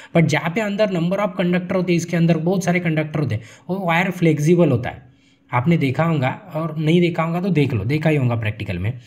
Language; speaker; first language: Hindi; non-native, local second language; Marathi